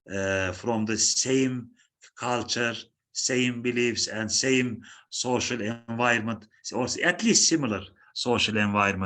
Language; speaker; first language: English; non-native, fluent; Turkish